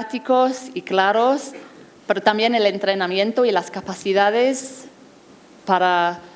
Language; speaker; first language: Spanish; non-native, fluent; English